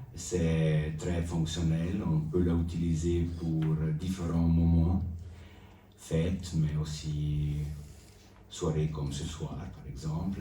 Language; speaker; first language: French; non-native, local second language; Italian